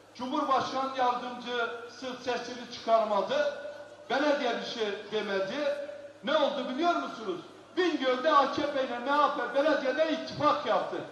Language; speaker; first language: Turkish; non-native, local second language; Kurdish